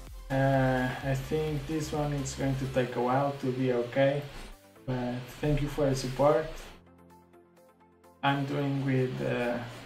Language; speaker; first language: English; non-native, fluent; Portuguese